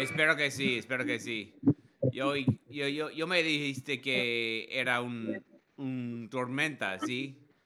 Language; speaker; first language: Spanish; non-native, learner; English